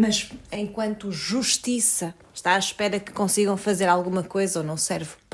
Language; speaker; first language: Portuguese; native; Portuguese